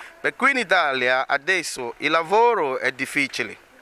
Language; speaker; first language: Italian; non-native, learner; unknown